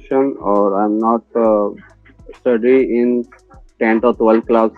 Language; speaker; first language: English; non-native, learner; Hindi